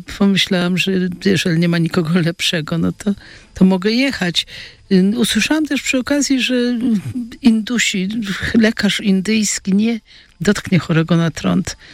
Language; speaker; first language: Polish; native; Polish